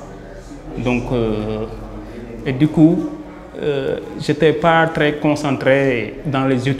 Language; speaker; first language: French; non-native, local second language; Wolof